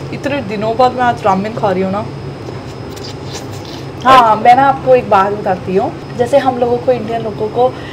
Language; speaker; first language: Hindi; native; Hindi